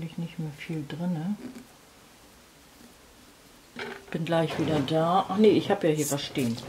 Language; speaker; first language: German; native; German